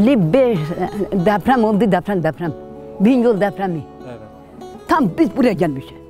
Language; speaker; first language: Turkish; non-native, local second language; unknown